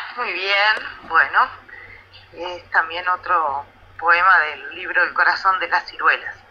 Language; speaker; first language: Spanish; native; Spanish